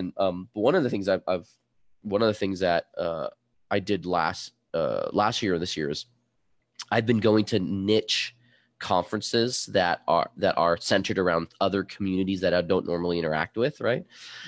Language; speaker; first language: English; early bilingual, other home language; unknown